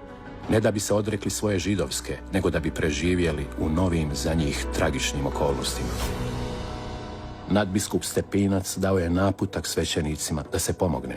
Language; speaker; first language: Croatian; native; Croatian